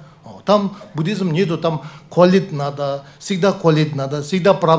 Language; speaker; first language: Russian; non-native, learner; Tibetan